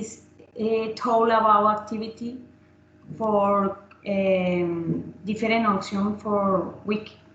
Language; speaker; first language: English; non-native, learner; Spanish